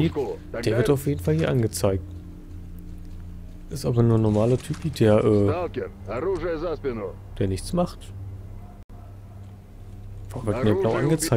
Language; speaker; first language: German; native; German